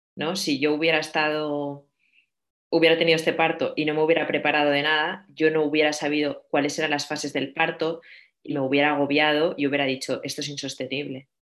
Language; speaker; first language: Spanish; native; Spanish